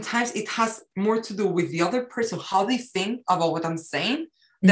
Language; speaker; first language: English; non-native, fluent; Spanish